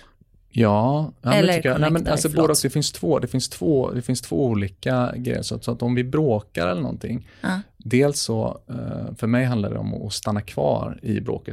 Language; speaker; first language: Swedish; native; Swedish